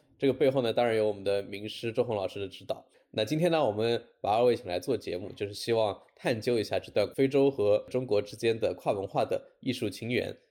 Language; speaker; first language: Chinese; native; Chinese